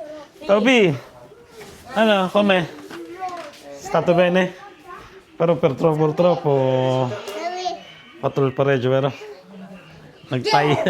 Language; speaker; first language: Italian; non-native, learner; Filipino